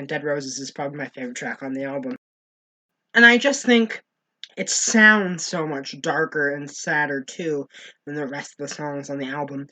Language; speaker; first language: English; native; English